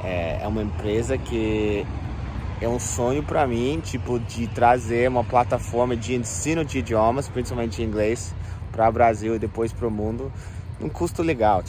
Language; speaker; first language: Portuguese; non-native, fluent; English